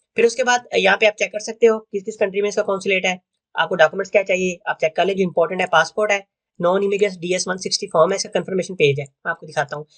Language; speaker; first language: Urdu; non-native, local second language; Punjabi